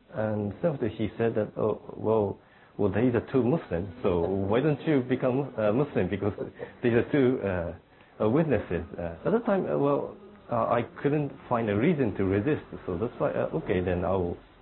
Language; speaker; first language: English; non-native, fluent; Japanese